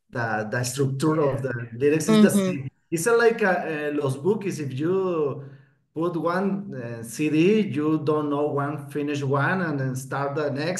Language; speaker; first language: English; non-native, learner; Spanish